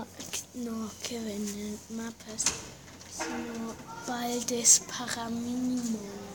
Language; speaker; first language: Spanish; early bilingual, heritage; Spanish